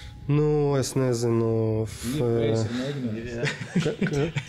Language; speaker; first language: Latvian; non-native, local second language; Russian